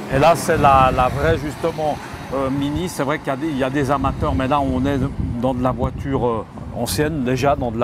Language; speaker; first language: French; native; French